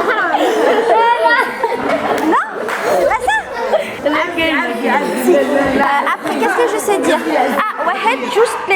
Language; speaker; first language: French; native; French